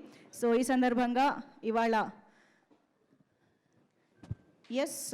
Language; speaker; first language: Telugu; native; Telugu